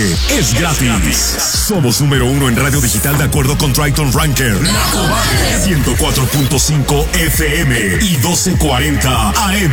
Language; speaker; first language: Spanish; native; Spanish